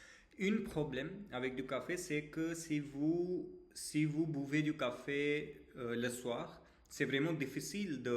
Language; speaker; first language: French; non-native, learner; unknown